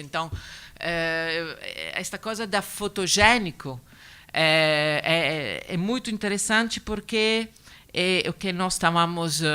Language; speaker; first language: Portuguese; non-native, learner; Italian